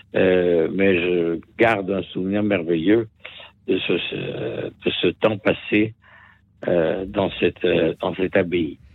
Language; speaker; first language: French; native; French